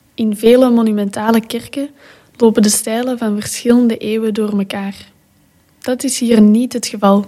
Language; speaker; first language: Dutch; native; Dutch